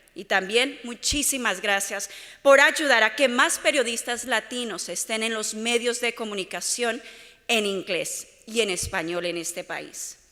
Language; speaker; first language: Spanish; early bilingual, heritage; Spanish